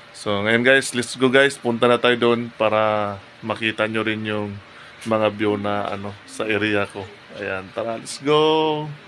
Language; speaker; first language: Filipino; non-native, local second language; Cebuano